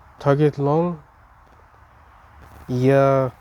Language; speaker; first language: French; non-native, learner; English